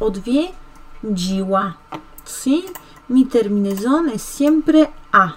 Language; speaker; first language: Spanish; non-native, fluent; Polish